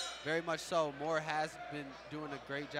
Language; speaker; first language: English; native; English